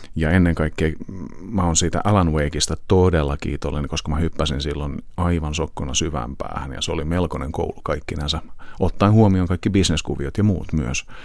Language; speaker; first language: Finnish; native; Finnish